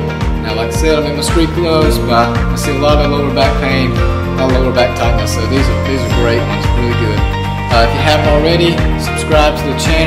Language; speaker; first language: English; native; English